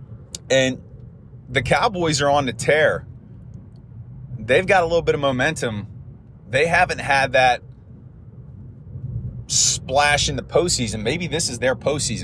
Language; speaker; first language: English; native; English